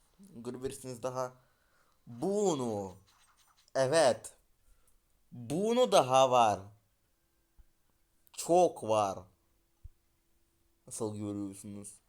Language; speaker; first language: Turkish; non-native, learner; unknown